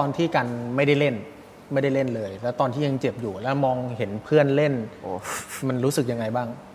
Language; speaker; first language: Thai; native; Thai